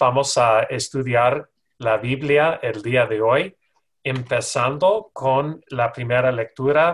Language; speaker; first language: Spanish; non-native, learner; English